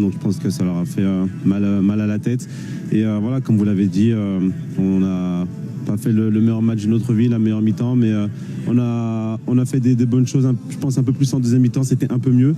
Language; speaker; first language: French; native; French